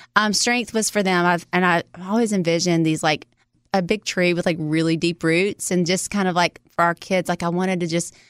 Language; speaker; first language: English; native; English